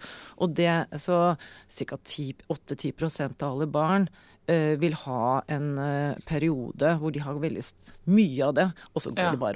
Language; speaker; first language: Norwegian; native; Norwegian